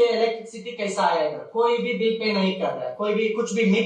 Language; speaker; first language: Hindi; non-native, local second language; Kannada